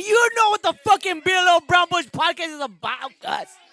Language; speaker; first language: English; early bilingual, other home language; Spanish